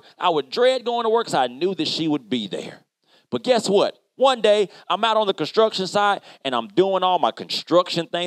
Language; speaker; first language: English; native; English